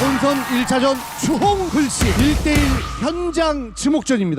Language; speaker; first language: Korean; native; Korean